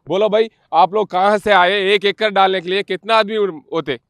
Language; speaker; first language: Hindi; non-native, local second language; Telugu